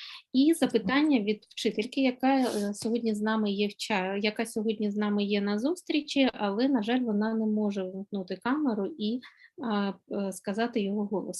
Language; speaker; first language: Ukrainian; native; Ukrainian